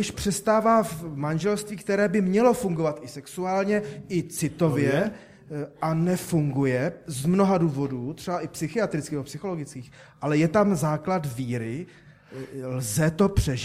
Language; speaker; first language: Czech; native; Czech